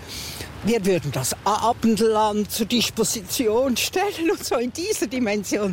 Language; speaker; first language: German; native; German